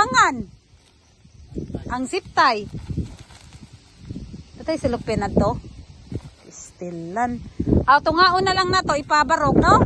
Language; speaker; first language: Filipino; non-native, local second language; Cebuano